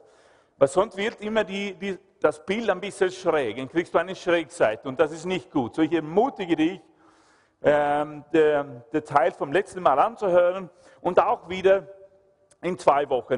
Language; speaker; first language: German; non-native, fluent; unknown